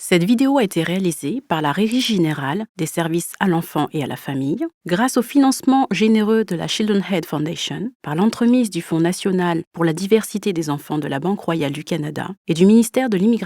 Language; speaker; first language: French; native; French